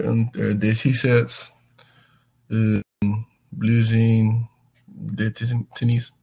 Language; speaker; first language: French; non-native, learner; English